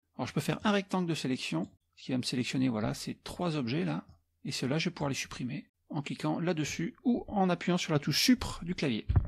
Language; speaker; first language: French; native; French